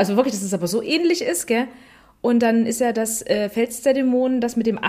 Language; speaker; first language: German; native; German